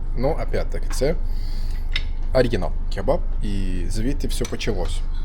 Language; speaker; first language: Ukrainian; non-native, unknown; Turkish